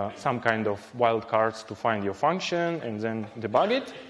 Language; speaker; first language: English; non-native, fluent; Ukrainian